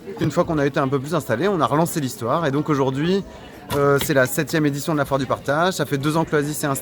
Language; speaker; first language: French; native; French